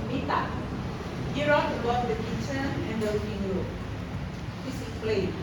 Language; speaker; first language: English; non-native, fluent; Indonesian